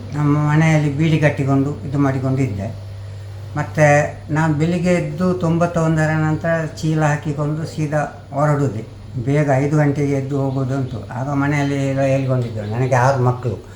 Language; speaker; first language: Kannada; non-native, local second language; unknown